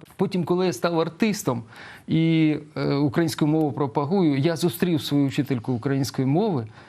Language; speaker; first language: Ukrainian; non-native, local second language; Russian